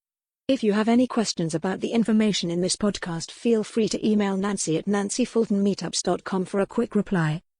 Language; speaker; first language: English; native; English